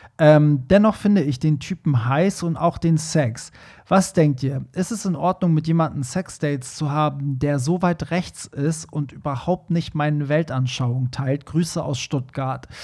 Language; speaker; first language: German; early bilingual, other home language; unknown